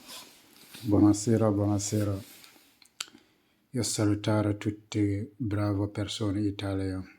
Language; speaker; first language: Italian; non-native, learner; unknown